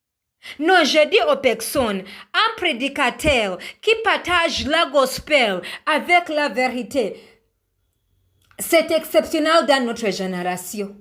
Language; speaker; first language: French; non-native, learner; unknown